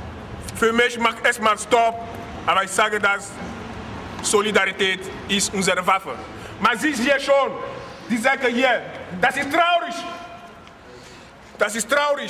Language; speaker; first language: German; non-native, learner; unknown